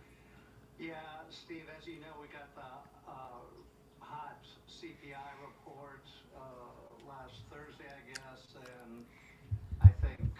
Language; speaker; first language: English; native; English